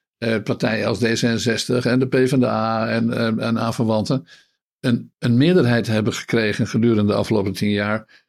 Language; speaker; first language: Dutch; native; Dutch